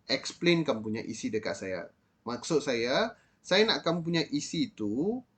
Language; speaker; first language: Malay; non-native, local second language; Tamil